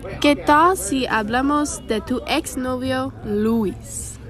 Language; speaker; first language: Spanish; non-native, learner; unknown